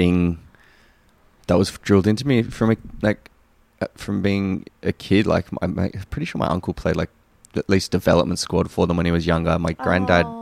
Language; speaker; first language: English; native; English